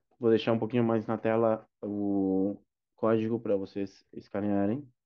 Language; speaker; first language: Portuguese; non-native, fluent; Spanish